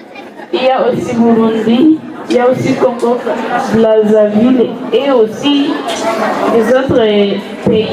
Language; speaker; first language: French; non-native, local second language; Kinyarwanda